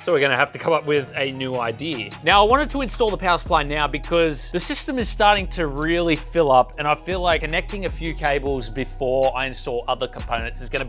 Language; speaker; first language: English; native; English